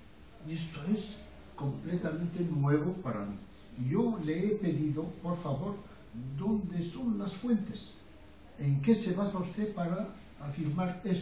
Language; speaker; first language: Spanish; non-native, fluent; Arabic